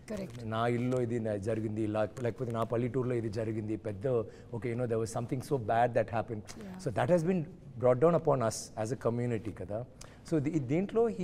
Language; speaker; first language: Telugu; non-native, learner; Tamil